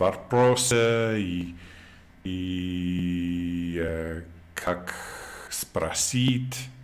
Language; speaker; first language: Russian; non-native, learner; English